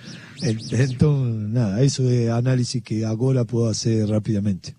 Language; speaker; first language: Portuguese; non-native, learner; Spanish